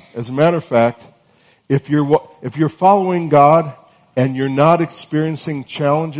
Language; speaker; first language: English; native; English